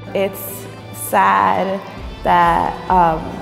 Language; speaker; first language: English; native; English